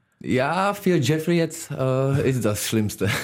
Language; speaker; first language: German; non-native, learner; Czech